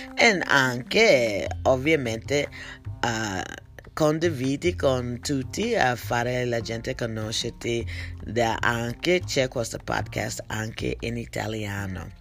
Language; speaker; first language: Italian; non-native, learner; English